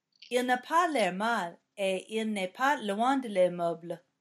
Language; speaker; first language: French; non-native, learner; English